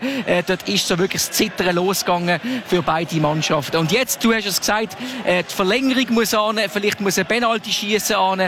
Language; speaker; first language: German; native; German